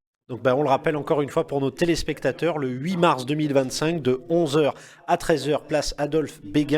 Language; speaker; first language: French; native; French